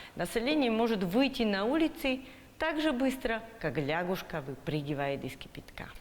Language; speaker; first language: Russian; non-native, fluent; Slovak